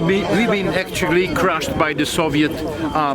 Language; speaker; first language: English; non-native, fluent; Hungarian